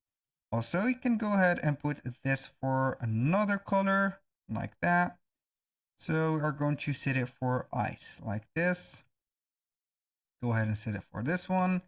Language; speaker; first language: English; non-native, fluent; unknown